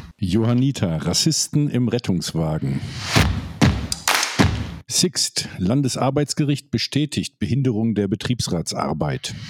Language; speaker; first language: German; native; German